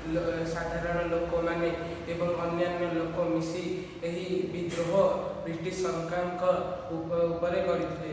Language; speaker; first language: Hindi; non-native, local second language; Odia